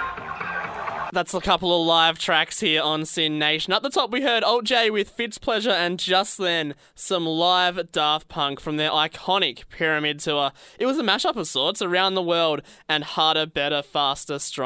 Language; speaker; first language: English; native; English